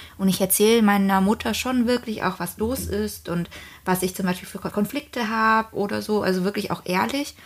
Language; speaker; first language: German; early bilingual, other home language; Vietnamese